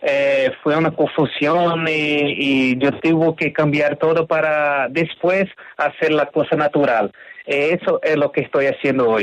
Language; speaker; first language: Spanish; non-native, learner; Portuguese